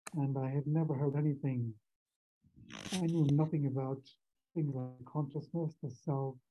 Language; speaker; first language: English; native; English